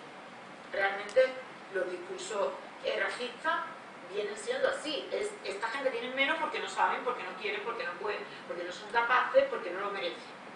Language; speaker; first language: Spanish; native; Spanish